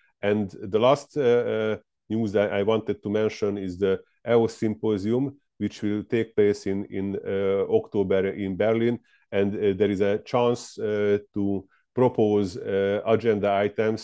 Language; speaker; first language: English; non-native, fluent; Hungarian